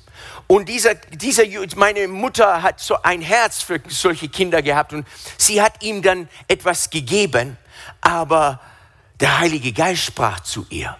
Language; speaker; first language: German; non-native, fluent; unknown